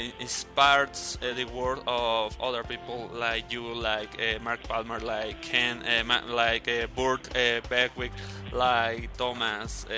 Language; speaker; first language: English; non-native, learner; Spanish